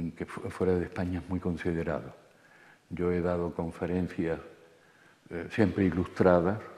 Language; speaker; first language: Spanish; native; Spanish